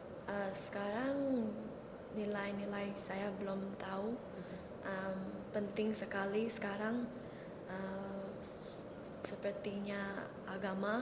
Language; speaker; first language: Indonesian; early bilingual, heritage; Indonesian